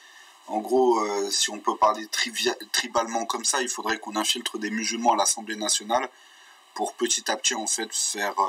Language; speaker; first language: French; native; French